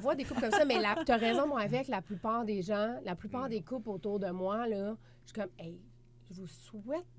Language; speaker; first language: French; native; French